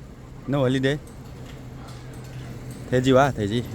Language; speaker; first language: Korean; non-native, learner; Nepali